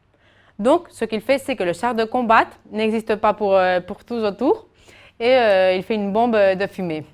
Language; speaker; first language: French; non-native, fluent; Spanish